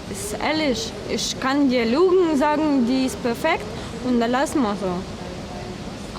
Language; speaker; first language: German; non-native, fluent; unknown